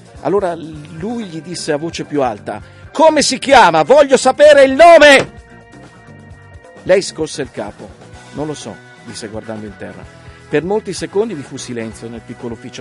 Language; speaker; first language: Italian; native; Italian